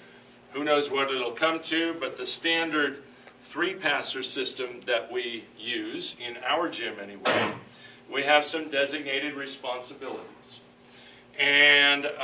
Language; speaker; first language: English; native; English